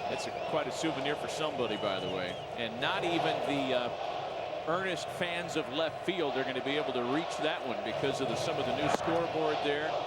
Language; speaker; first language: English; native; English